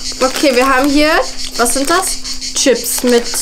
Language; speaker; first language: German; native; German